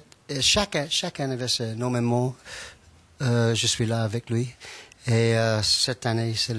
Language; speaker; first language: French; non-native, learner; English